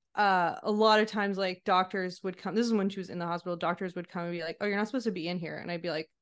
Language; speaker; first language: English; native; English